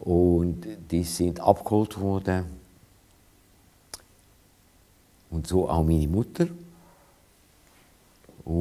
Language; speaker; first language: German; non-native, fluent; Hungarian